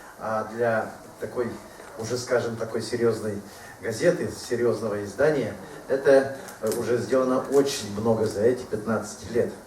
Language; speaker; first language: Russian; non-native, local second language; Udmurt